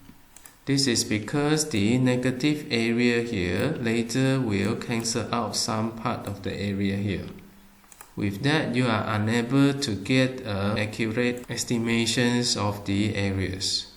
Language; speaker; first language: English; non-native, fluent; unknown